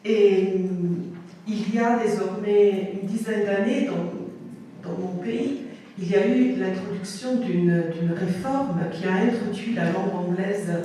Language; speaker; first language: French; non-native, fluent; Italian